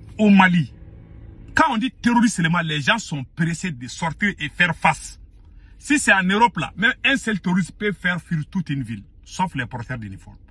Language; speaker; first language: French; non-native, local second language; Bambara